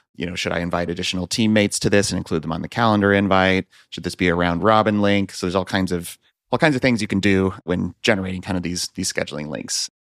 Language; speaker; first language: English; native; English